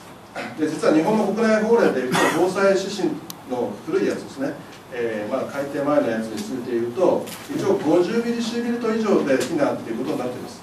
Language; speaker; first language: Japanese; native; Japanese